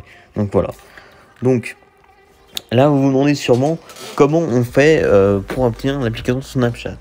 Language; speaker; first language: French; native; French